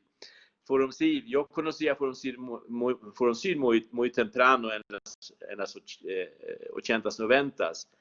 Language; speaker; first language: Spanish; non-native, fluent; Swedish